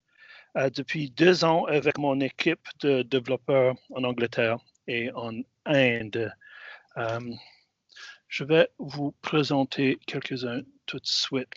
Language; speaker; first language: French; non-native, fluent; English